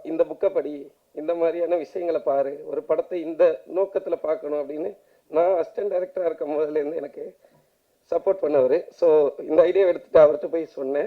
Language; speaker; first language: Tamil; native; Tamil